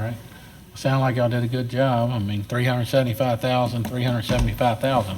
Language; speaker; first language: English; native; English